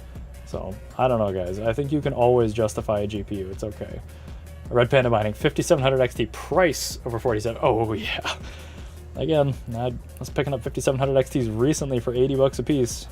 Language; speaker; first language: English; native; English